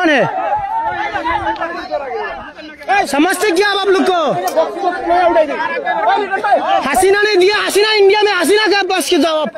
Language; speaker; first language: Hindi; non-native, learner; Bangla